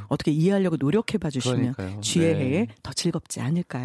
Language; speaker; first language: Korean; native; Korean